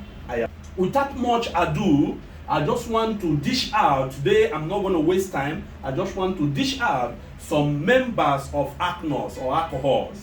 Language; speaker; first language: English; non-native, local second language; Igbo